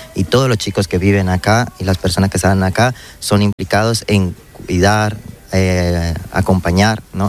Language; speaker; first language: Spanish; native; Spanish